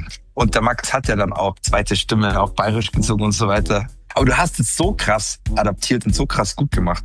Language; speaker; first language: German; native; German